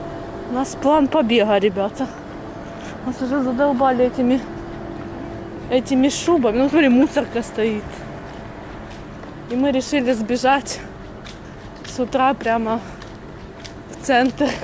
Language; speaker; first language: Russian; native; Russian